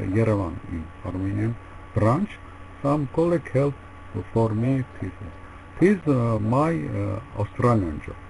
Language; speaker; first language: English; non-native, learner; Russian